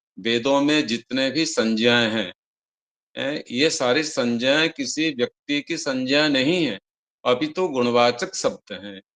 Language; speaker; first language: Hindi; non-native, local second language; Odia